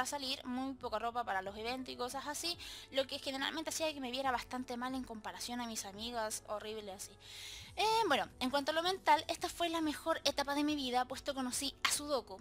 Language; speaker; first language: Spanish; native; Spanish